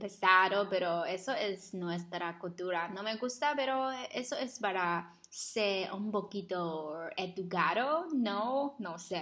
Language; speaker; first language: Spanish; non-native, learner; Chinese